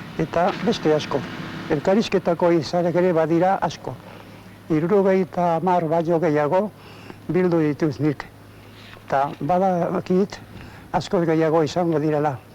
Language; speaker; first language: Basque; non-native, local second language; Spanish